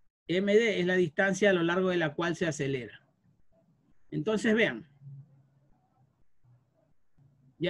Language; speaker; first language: Spanish; native; Spanish